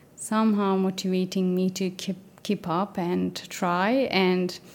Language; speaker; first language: English; non-native, fluent; Turkish